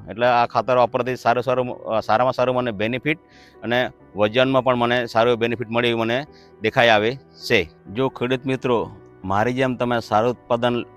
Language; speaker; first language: Gujarati; non-native, local second language; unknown